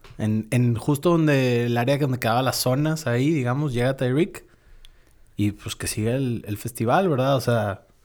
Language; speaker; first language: Spanish; native; Spanish